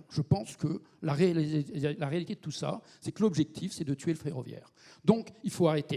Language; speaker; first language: French; native; French